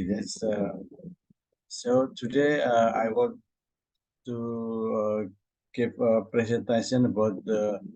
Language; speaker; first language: English; non-native, learner; Indonesian